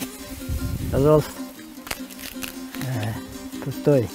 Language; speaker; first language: Russian; non-native, local second language; Avaric